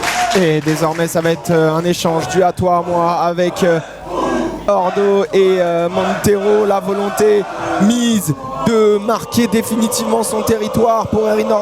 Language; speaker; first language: French; native; French